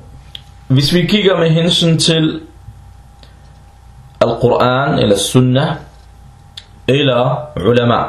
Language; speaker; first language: Danish; non-native, fluent; Arabic